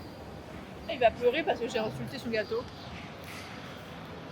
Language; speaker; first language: French; native; French